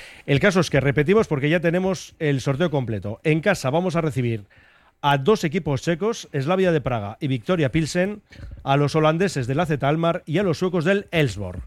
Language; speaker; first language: Spanish; native; Spanish